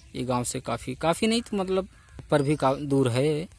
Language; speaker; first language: Hindi; native; Hindi